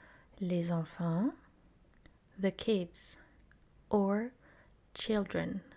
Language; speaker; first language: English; non-native, fluent; French